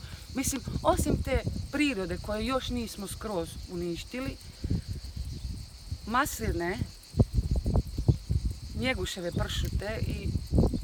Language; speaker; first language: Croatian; non-native, fluent; German